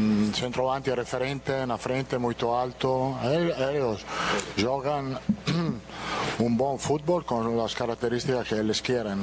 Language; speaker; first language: Portuguese; non-native, fluent; Italian